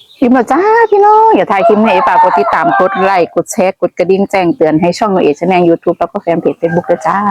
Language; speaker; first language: Thai; non-native, local second language; Northeastern Thai